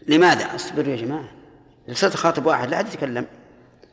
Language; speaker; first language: Arabic; native; Arabic